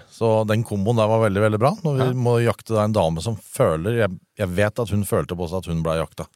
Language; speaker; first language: Norwegian; native; Norwegian